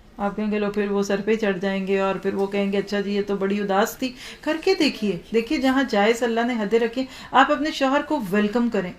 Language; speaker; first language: Urdu; native; Urdu